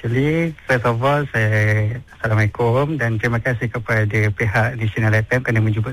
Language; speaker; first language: Malay; native; Malay